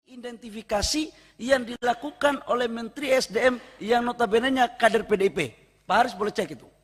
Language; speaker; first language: Indonesian; native; Indonesian